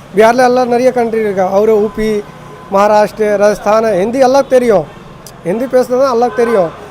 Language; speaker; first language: Tamil; non-native, learner; Hindi